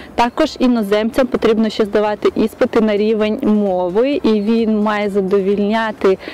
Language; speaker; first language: Ukrainian; native; Ukrainian